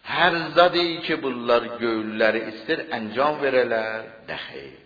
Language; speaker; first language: Persian; non-native, local second language; Azerbaijani